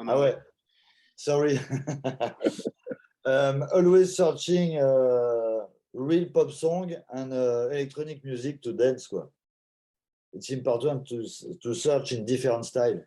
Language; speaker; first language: English; non-native, learner; French